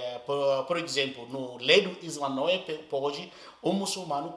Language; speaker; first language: Portuguese; non-native, learner; Arabic